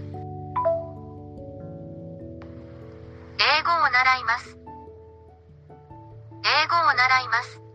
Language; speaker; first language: Japanese; non-native, learner; English